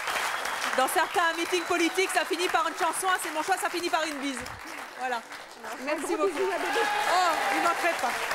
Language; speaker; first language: French; native; French